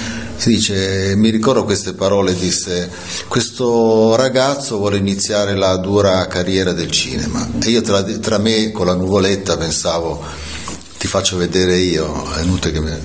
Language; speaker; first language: Italian; native; Italian